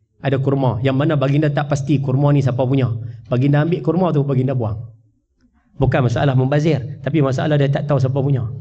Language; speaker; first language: Malay; native; Malay